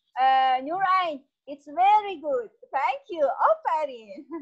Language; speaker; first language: English; non-native, learner; Persian